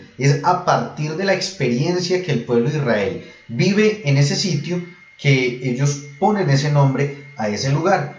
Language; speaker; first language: Spanish; native; Spanish